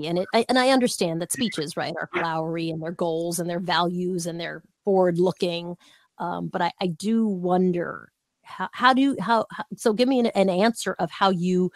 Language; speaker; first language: English; native; English